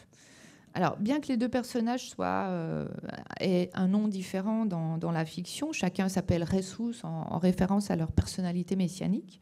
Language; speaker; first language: French; native; French